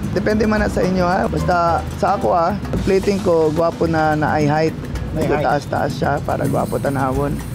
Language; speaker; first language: Cebuano; native; Cebuano